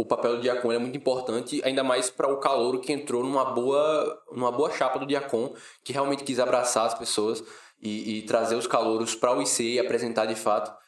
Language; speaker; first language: Portuguese; native; Portuguese